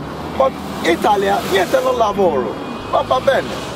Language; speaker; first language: Italian; non-native, learner; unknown